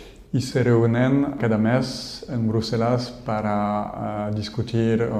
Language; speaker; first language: Spanish; non-native, learner; French